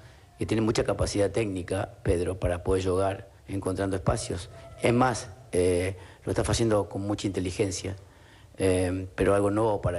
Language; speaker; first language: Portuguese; non-native, learner; Spanish